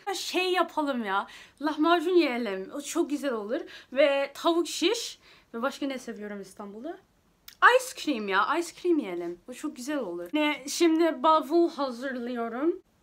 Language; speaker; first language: Turkish; early bilingual, heritage; Turkish